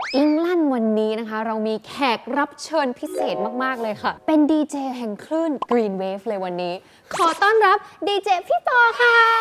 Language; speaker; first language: Thai; native; Thai